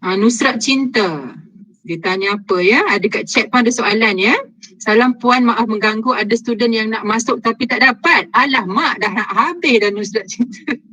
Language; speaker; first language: Malay; native; Malay